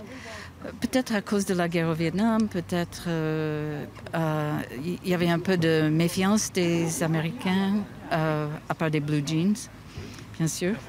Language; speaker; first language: French; non-native, fluent; English